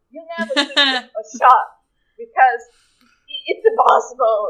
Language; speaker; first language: English; non-native, fluent; Portuguese